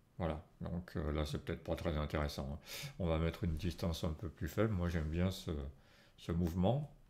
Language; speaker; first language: French; native; French